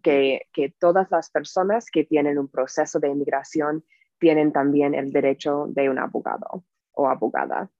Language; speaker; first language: Spanish; non-native, fluent; English